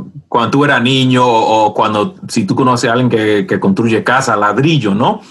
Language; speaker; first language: Spanish; early bilingual, heritage; Spanish